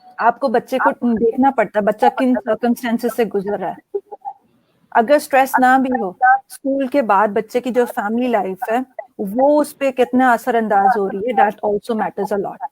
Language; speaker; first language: Urdu; native; Urdu